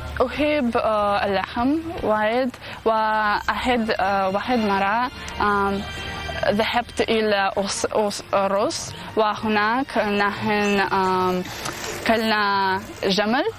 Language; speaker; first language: Arabic; non-native, learner; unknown